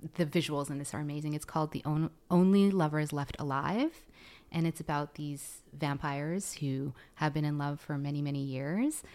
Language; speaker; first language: English; non-native, fluent; Filipino